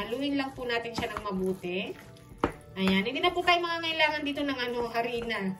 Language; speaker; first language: Filipino; native; Filipino